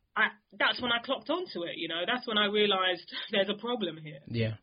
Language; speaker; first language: English; native; English